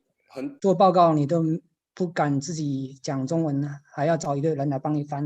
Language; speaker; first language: Chinese; native; Chinese